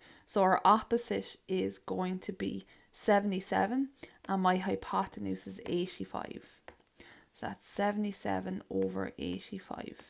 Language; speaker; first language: English; native; English